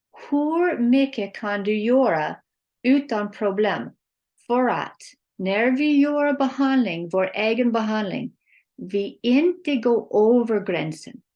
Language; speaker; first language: Swedish; non-native, learner; English